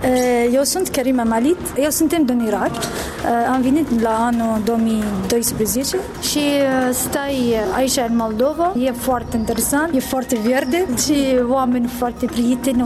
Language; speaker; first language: Romanian; non-native, learner; Arabic